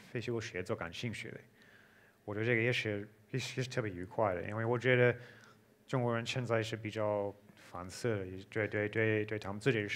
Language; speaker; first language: Chinese; non-native, fluent; English